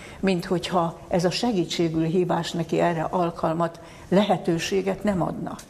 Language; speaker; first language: Hungarian; native; Hungarian